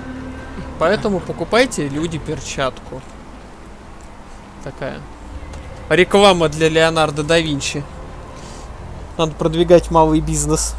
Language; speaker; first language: Russian; native; Russian